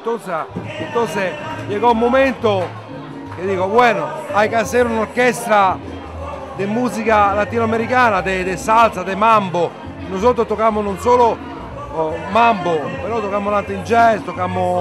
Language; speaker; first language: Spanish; non-native, learner; Italian